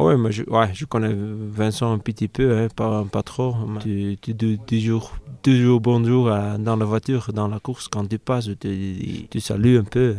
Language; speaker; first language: French; non-native, local second language; Dutch